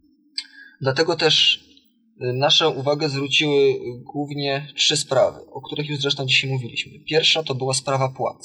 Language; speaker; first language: Polish; native; Polish